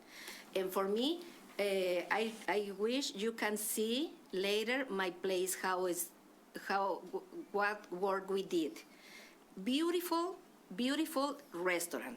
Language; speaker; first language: English; non-native, learner; Spanish